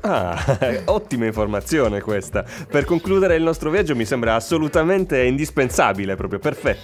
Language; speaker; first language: Italian; native; Italian